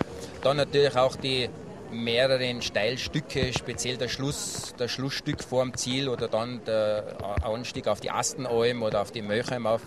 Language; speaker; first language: German; native; German